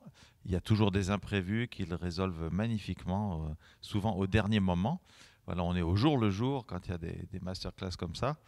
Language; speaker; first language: French; native; French